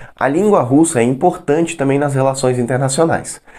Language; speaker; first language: Portuguese; non-native, fluent; Russian